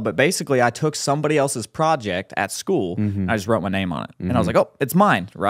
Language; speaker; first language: English; native; English